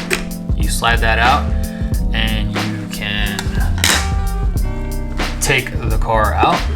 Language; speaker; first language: English; native; English